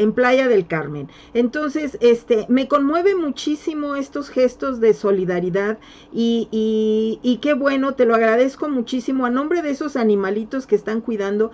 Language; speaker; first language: Spanish; native; Spanish